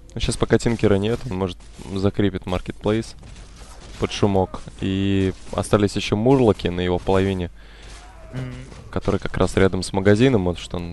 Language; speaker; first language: Russian; native; Russian